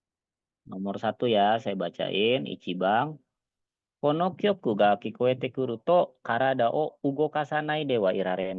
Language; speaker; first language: Indonesian; native; Indonesian